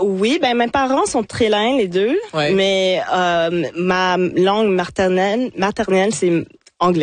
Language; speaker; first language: French; native; French